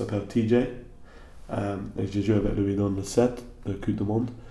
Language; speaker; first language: French; non-native, learner; English